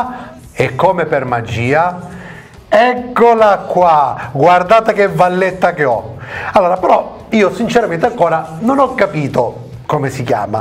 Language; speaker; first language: Italian; native; Italian